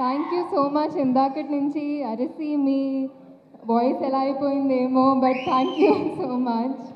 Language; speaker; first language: Telugu; non-native, fluent; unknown